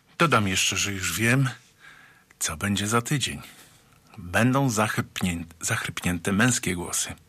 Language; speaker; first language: Polish; native; Polish